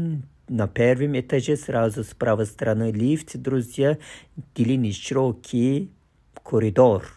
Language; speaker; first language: Russian; non-native, fluent; Turkish